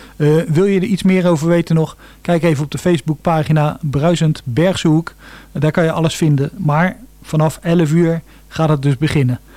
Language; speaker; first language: Dutch; native; Dutch